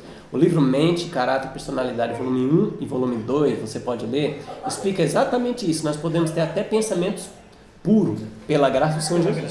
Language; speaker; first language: Portuguese; native; Portuguese